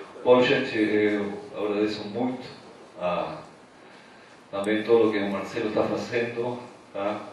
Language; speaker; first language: Portuguese; non-native, fluent; Spanish